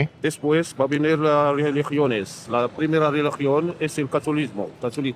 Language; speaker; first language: Spanish; non-native, fluent; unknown